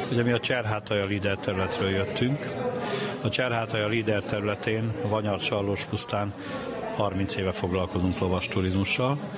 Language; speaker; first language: Hungarian; native; Hungarian